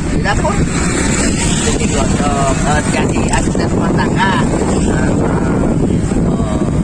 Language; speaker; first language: Indonesian; non-native, local second language; Sundanese